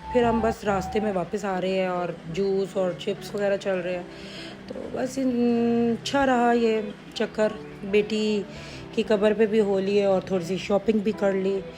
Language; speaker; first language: Urdu; native; Urdu